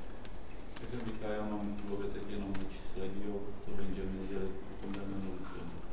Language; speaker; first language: Polish; non-native, learner; Czech